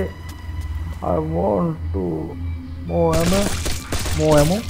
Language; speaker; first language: English; non-native, learner; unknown